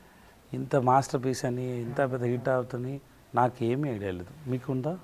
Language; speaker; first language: Telugu; non-native, learner; Tamil